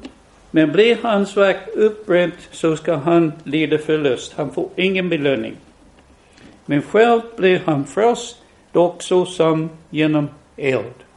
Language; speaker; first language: Swedish; non-native, fluent; English